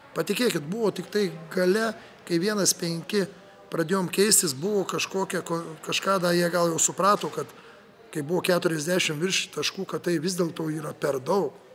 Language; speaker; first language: Lithuanian; native; Lithuanian